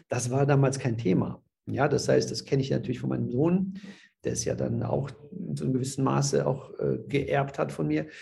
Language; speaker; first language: German; early bilingual, other home language; Russian